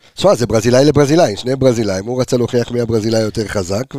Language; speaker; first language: Hebrew; early bilingual, heritage; Hebrew